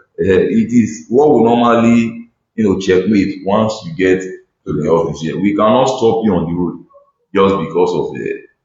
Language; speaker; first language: Nigerian Pidgin; non-native, local second language; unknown